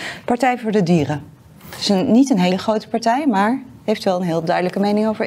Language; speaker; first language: Dutch; native; Dutch